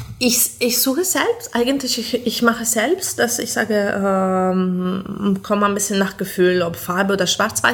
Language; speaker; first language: German; non-native, fluent; Italian